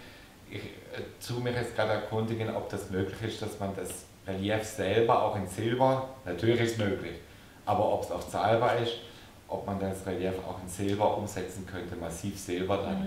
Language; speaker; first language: German; native; German